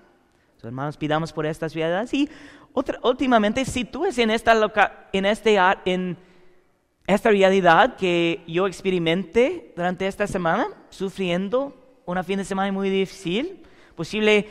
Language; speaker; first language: Spanish; non-native, learner; English